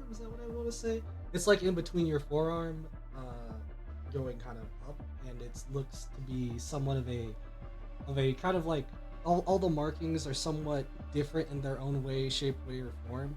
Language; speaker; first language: English; native; English